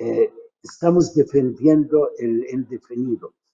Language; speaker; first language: Spanish; non-native, fluent; Arabic